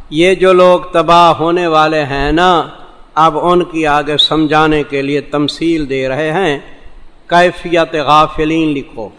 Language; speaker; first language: Urdu; non-native, local second language; Saraiki